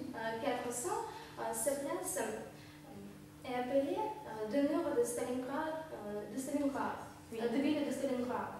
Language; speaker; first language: French; non-native, learner; Russian